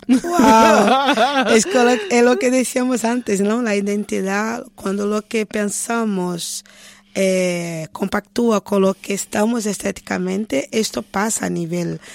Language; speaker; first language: Spanish; non-native, fluent; Portuguese